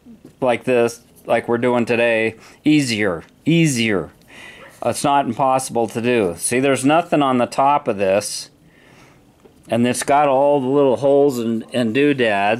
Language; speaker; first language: English; native; English